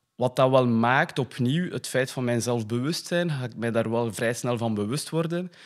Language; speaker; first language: Dutch; non-native, fluent; French